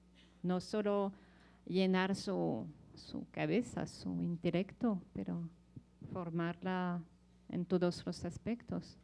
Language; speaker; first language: Spanish; non-native, fluent; French